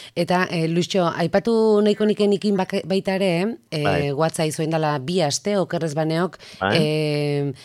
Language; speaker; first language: Basque; native; Basque